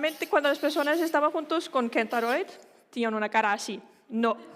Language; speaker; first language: Spanish; non-native, fluent; Danish